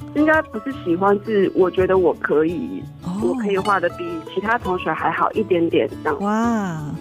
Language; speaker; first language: Chinese; non-native, local second language; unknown